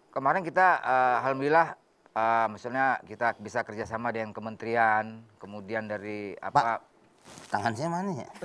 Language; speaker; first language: Indonesian; native; Indonesian